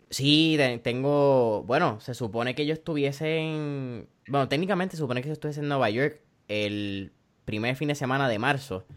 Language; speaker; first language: Spanish; native; Spanish